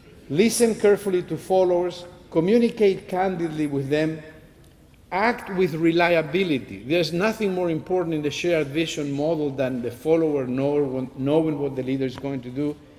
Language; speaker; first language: English; non-native, fluent; Spanish